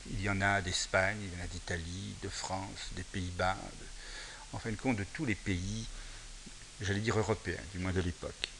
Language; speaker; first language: French; native; French